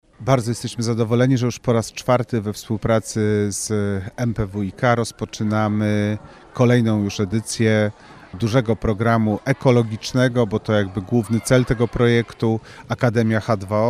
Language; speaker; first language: Polish; native; Polish